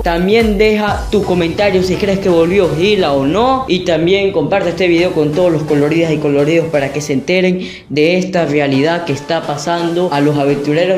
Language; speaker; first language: Spanish; native; Spanish